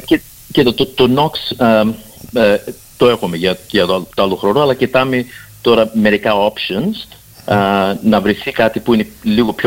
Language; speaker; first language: Greek; early bilingual, heritage; Greek